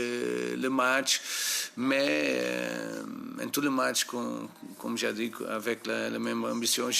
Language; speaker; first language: French; non-native, fluent; Portuguese